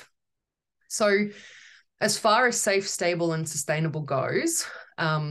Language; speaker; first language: English; native; English